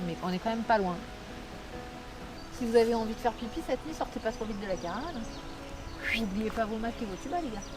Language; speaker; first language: French; native; French